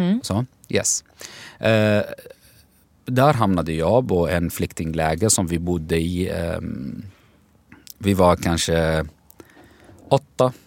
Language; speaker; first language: Swedish; non-native, fluent; Arabic